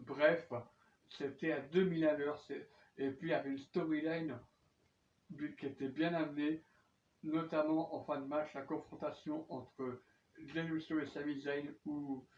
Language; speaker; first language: French; native; French